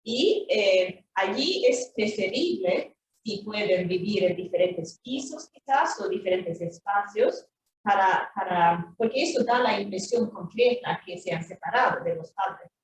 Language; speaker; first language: Spanish; non-native, fluent; Swedish